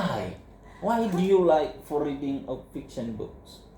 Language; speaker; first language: English; non-native, learner; Indonesian